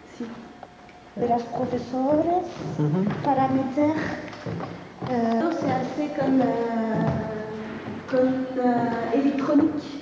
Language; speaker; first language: Spanish; non-native, learner; French